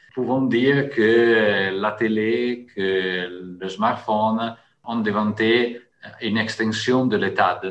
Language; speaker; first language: French; non-native, fluent; Italian